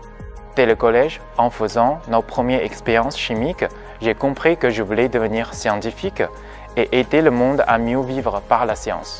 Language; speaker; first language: French; non-native, fluent; Chinese